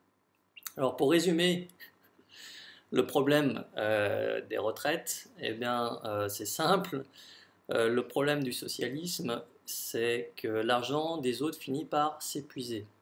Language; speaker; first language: French; native; French